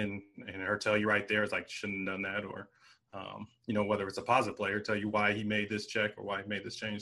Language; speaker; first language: English; native; English